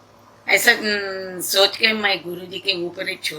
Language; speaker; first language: Hindi; non-native, local second language; Telugu